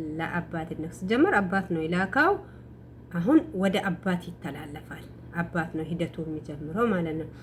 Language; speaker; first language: Amharic; non-native, local second language; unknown